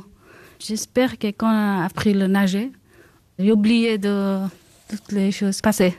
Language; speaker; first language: French; non-native, learner; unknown